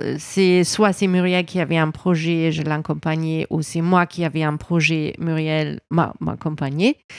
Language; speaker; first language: French; non-native, fluent; German